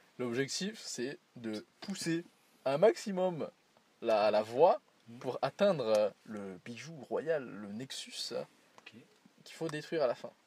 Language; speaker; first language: French; early bilingual, other home language; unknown